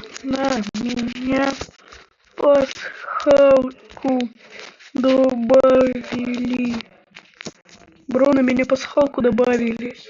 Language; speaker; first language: Russian; native; Russian